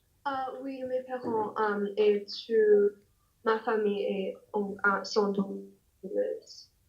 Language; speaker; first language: French; non-native, learner; English